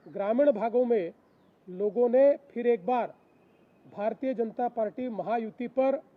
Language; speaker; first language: Hindi; non-native, local second language; Marathi